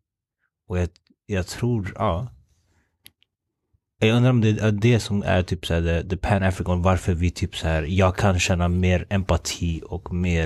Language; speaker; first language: Swedish; early bilingual, other home language; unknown